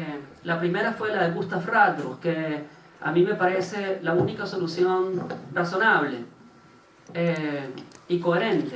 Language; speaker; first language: Spanish; native; Spanish